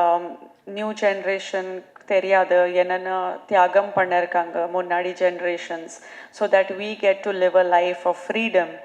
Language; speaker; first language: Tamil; non-native, learner; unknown